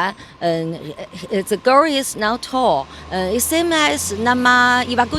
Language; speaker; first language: English; non-native, learner; Chinese